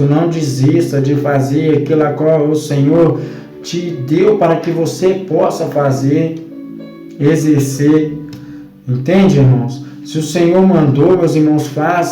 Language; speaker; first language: Portuguese; native; Portuguese